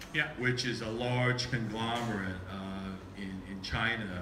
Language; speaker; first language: English; early bilingual, other home language; Chinese